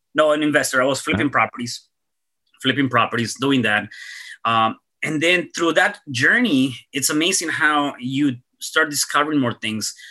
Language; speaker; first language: English; early bilingual, other home language; Spanish